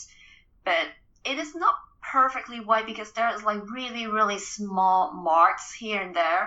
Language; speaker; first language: English; non-native, local second language; Cantonese